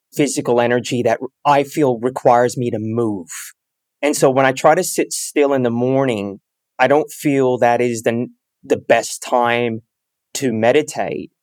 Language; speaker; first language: English; native; English